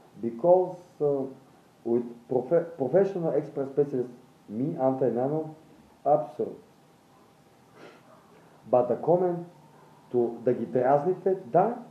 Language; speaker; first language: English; non-native, learner; Bulgarian